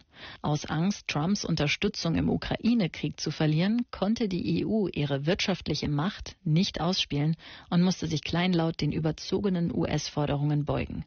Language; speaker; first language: German; native; German